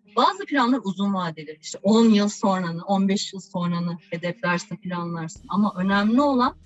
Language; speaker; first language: Turkish; native; Turkish